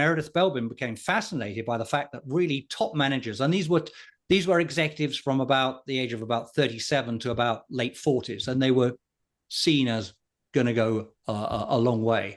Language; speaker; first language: English; native; English